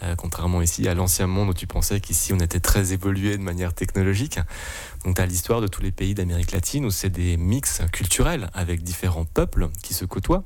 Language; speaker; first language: French; native; French